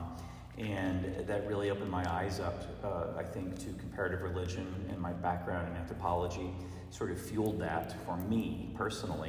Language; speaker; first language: English; native; English